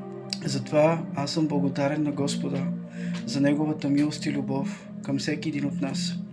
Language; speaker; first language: Bulgarian; native; Bulgarian